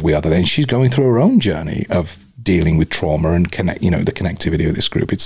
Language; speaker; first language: English; native; English